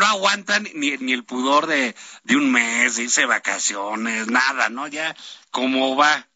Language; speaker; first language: Spanish; native; Spanish